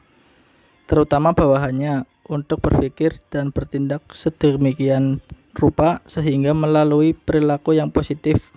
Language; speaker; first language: Indonesian; native; Indonesian